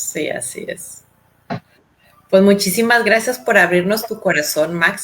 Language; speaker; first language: Spanish; native; Spanish